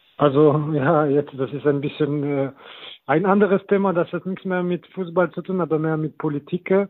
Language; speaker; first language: German; non-native, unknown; French